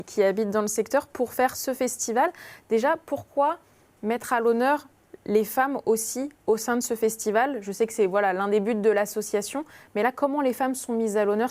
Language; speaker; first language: French; native; French